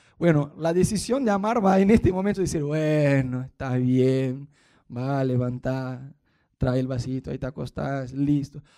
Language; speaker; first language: Spanish; non-native, fluent; Portuguese